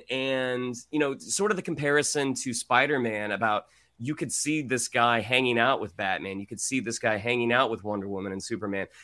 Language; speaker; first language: English; native; English